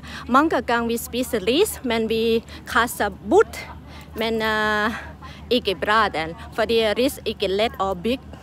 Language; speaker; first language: Norwegian; non-native, learner; Thai